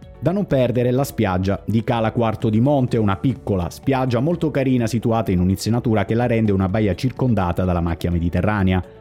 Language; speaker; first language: Italian; native; Italian